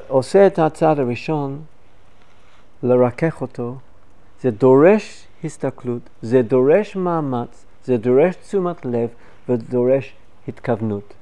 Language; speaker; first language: Hebrew; non-native, fluent; English